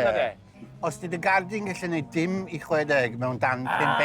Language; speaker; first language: Welsh; native; Welsh